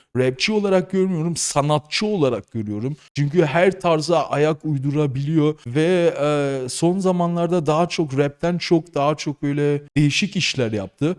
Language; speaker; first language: Turkish; early bilingual, heritage; Turkish